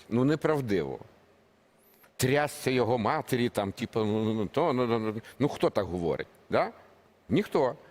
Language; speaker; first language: Ukrainian; native; Ukrainian